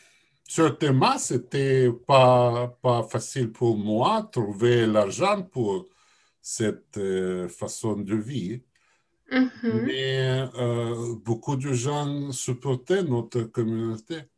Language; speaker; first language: French; non-native, learner; Russian